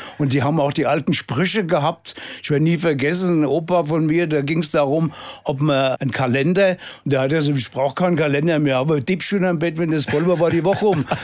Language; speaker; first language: German; native; German